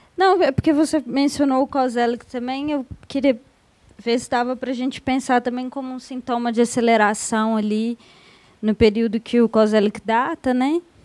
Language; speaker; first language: Portuguese; native; Portuguese